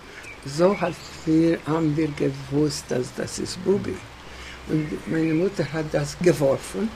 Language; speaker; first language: German; non-native, fluent; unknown